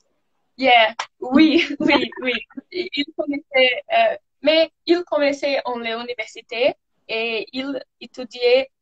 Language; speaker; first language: French; non-native, learner; Portuguese